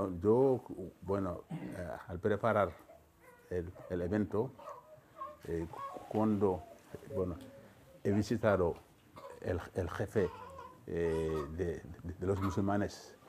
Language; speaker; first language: Spanish; non-native, fluent; Wolof